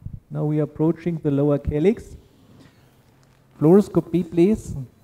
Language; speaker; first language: English; non-native, fluent; German